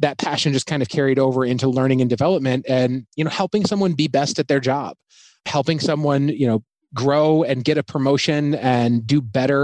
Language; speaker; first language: English; native; English